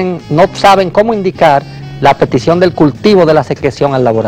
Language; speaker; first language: Spanish; native; Spanish